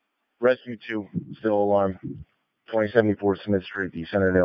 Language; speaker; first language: English; native; English